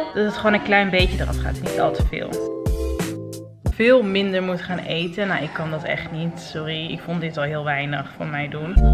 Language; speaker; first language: Dutch; native; Dutch